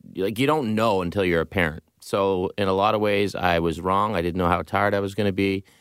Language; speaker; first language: English; native; English